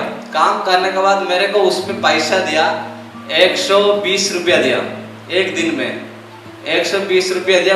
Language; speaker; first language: Hindi; non-native, local second language; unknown